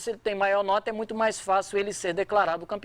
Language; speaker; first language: Portuguese; native; Portuguese